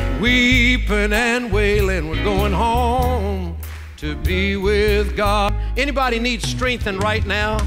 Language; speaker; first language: English; native; English